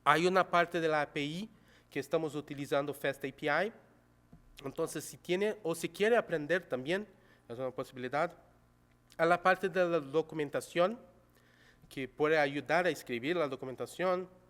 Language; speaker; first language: Spanish; non-native, local second language; Portuguese